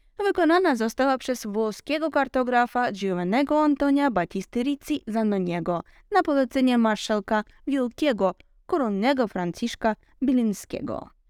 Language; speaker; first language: Polish; non-native, learner; Ukrainian